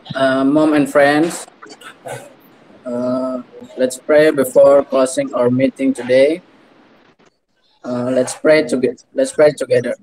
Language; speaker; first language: English; non-native, learner; Indonesian